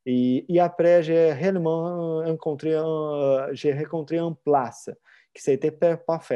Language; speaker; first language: French; non-native, fluent; Portuguese